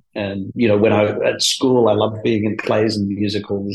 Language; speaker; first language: English; native; English